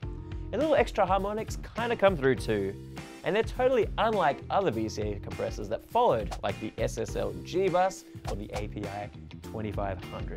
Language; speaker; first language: English; native; English